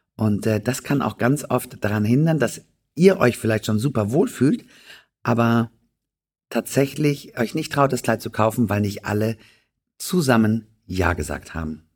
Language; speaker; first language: German; native; German